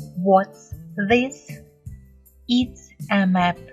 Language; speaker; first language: English; non-native, fluent; Ukrainian